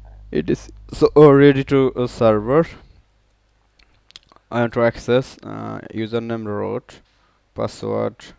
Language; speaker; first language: English; non-native, local second language; Bangla